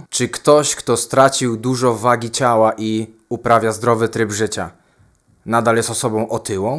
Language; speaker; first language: Polish; native; Polish